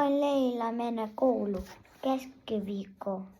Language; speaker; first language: Finnish; non-native, learner; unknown